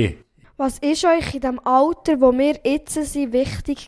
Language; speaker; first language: German; native; German